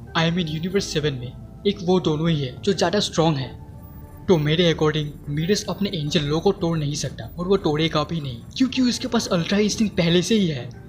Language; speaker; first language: Hindi; non-native, local second language; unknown